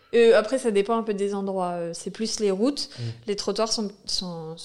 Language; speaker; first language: French; native; French